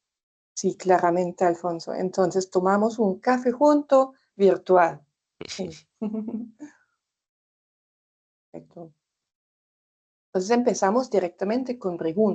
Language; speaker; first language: Spanish; non-native, fluent; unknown